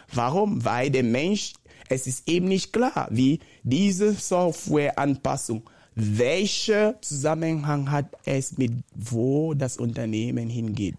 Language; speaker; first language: German; non-native, fluent; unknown